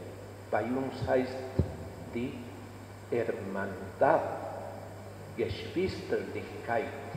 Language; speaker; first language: German; non-native, fluent; Spanish